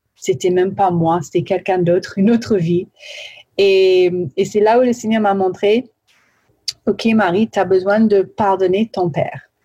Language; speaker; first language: French; early bilingual, heritage; French